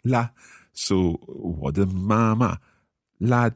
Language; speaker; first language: Chinese; non-native, learner; English